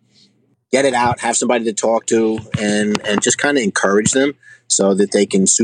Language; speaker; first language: English; native; English